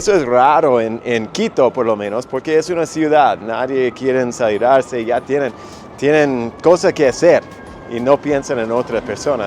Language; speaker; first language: Spanish; non-native, fluent; English